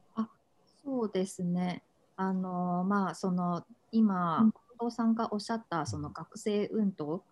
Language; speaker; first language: Japanese; non-native, fluent; Chinese